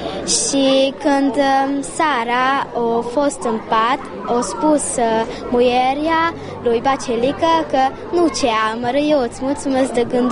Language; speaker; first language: Romanian; early bilingual, heritage; Romanian